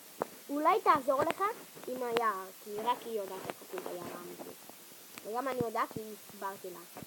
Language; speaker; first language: Hebrew; native; Hebrew